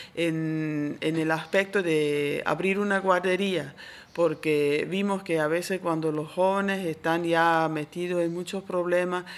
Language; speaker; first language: Spanish; non-native, fluent; Swiss German